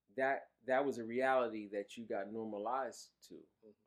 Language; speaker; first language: English; native; English